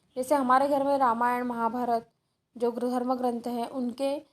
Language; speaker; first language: Hindi; non-native, local second language; Marathi